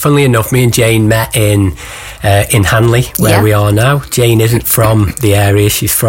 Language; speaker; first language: English; native; English